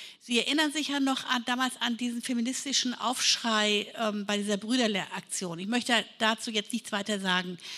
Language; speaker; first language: German; native; German